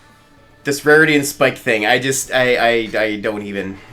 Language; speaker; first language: English; native; English